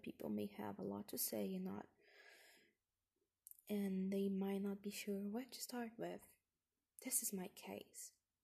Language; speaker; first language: English; non-native, fluent; Portuguese